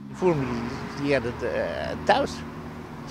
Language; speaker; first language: Dutch; non-native, learner; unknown